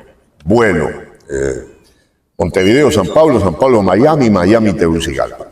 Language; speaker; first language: Spanish; native; Spanish